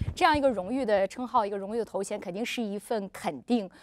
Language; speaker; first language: Chinese; native; Chinese